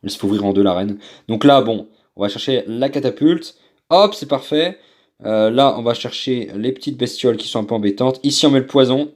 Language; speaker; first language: French; native; French